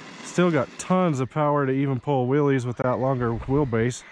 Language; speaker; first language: English; native; English